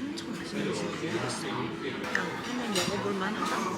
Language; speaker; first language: Korean; native; Korean